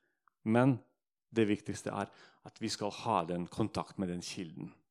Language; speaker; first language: Norwegian; non-native, fluent; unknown